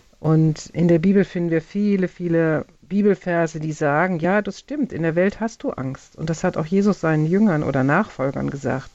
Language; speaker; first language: German; native; German